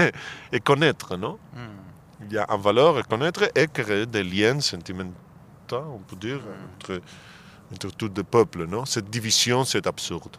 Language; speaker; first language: French; non-native, fluent; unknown